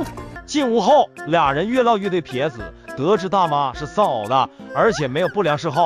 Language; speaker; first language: Chinese; native; Chinese